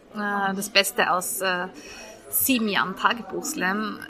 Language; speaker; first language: German; native; German